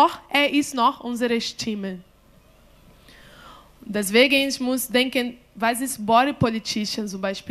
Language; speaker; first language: German; non-native, learner; Portuguese